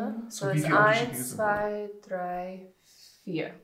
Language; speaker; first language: German; non-native, learner; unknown